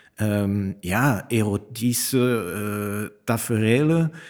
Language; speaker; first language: Dutch; non-native, fluent; French